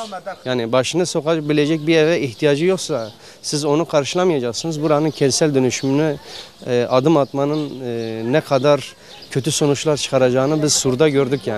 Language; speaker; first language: Turkish; native; Turkish